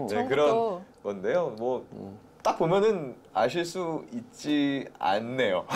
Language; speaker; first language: Korean; native; Korean